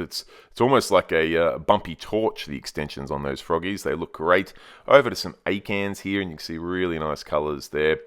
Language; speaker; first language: English; native; English